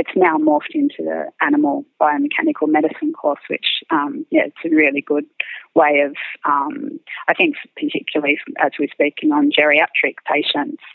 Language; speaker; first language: English; native; English